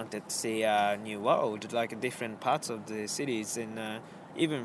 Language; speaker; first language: English; non-native, fluent; Japanese